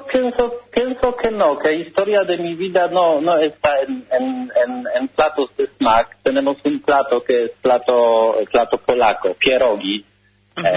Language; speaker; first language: Spanish; non-native, learner; Polish